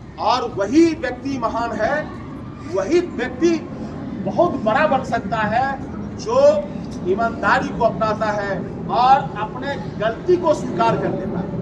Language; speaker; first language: Hindi; native; Hindi